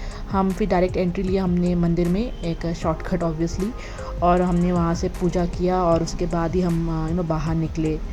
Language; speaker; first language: Hindi; native; Hindi